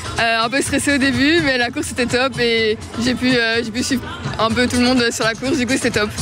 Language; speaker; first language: French; native; French